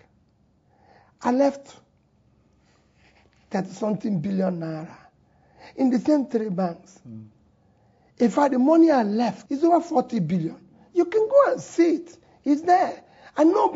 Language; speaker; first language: English; non-native, local second language; Igbo